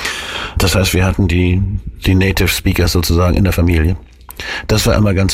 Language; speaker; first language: German; native; German